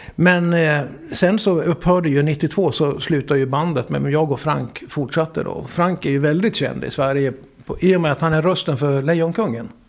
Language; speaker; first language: Swedish; native; Swedish